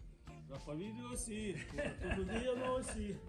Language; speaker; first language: Portuguese; non-native, learner; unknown